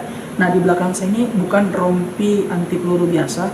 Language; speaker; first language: Indonesian; native; Indonesian